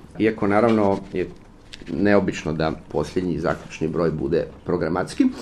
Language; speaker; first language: Croatian; native; Croatian